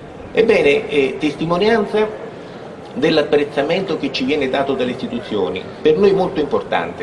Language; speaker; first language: Italian; native; Italian